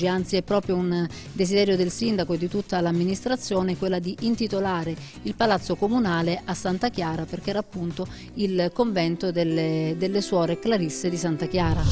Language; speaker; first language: Italian; native; Italian